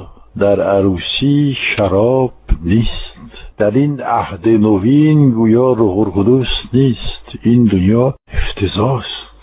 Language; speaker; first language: Persian; non-native, fluent; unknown